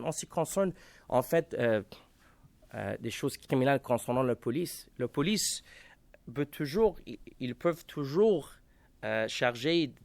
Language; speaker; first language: French; non-native, local second language; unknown